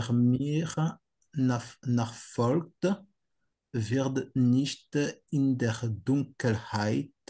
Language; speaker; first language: German; non-native, learner; French